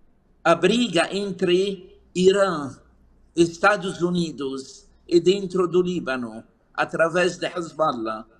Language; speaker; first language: Portuguese; non-native, fluent; Arabic